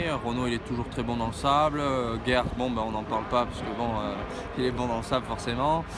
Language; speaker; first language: French; native; French